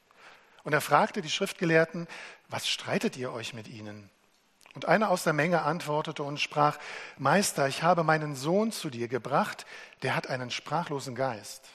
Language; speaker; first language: German; native; German